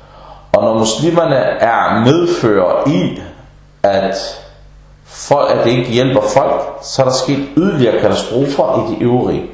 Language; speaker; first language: Danish; early bilingual, other home language; Arabic